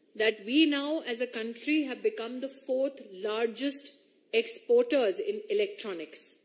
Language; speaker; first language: English; non-native, local second language; Hindi